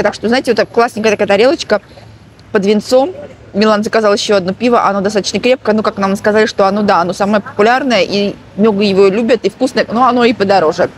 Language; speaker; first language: Russian; native; Russian